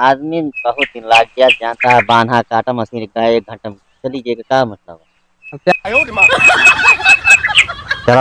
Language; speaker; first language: Hindi; non-native, local second language; Awadhi